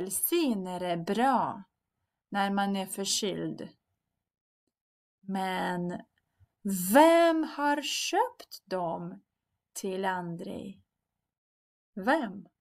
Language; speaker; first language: Swedish; non-native, fluent; Russian